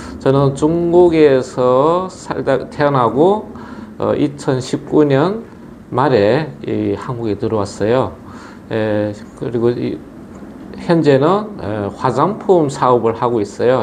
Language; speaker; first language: Korean; early bilingual, other home language; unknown